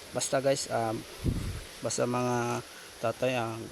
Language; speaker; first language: Filipino; non-native, local second language; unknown